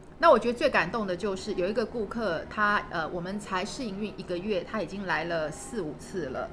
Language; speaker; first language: Chinese; native; Chinese